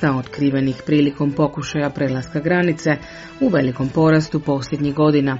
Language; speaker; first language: Croatian; native; Croatian